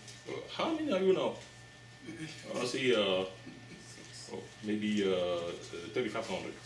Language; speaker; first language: English; non-native, local second language; French